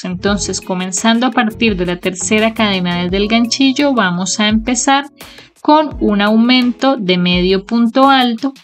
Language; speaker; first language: Spanish; native; Spanish